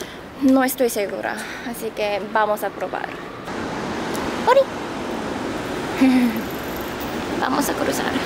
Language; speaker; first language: Spanish; non-native, fluent; Korean